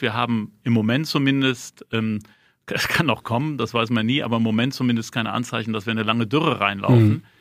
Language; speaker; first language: German; native; German